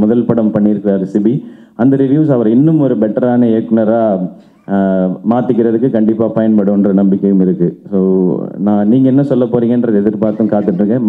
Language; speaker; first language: Tamil; native; Tamil